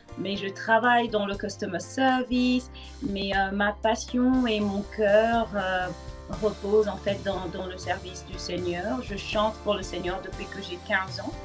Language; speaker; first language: French; non-native, local second language; Lingala